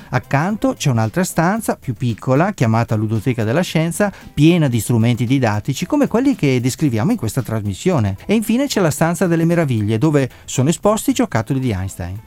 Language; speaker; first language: Italian; native; Italian